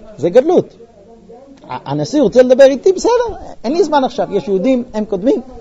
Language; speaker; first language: Hebrew; non-native, fluent; English